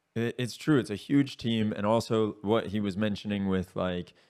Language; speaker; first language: English; native; English